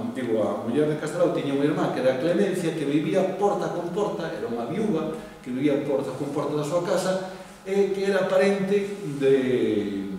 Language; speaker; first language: Spanish; non-native, local second language; Galician